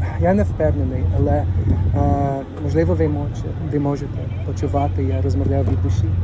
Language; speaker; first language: Ukrainian; non-native, learner; English